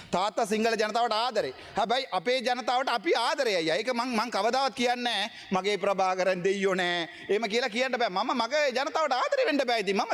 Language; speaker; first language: Sinhala; non-native, local second language; Tamil